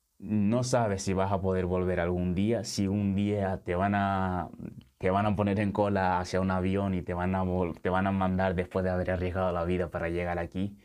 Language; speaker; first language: Spanish; early bilingual, other home language; Wolof